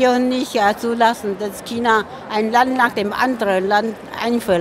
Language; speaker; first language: German; non-native, fluent; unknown